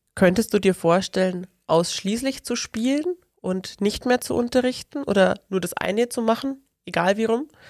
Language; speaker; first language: German; native; German